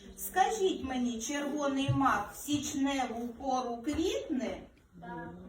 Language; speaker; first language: Ukrainian; native; Ukrainian